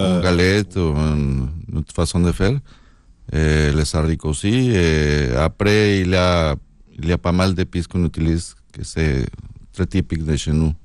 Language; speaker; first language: French; non-native, learner; Spanish